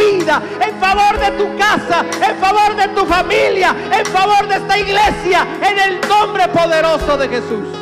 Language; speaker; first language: Spanish; native; Spanish